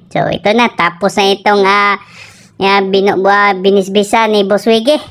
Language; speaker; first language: Filipino; non-native, local second language; Cebuano